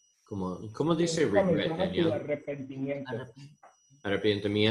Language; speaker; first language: Spanish; non-native, learner; English